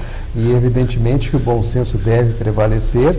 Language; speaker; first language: Portuguese; native; Portuguese